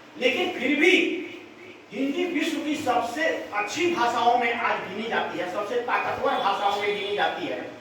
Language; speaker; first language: Hindi; native; Hindi